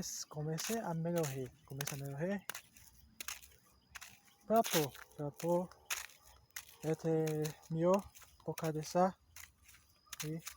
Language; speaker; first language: French; non-native, learner; Portuguese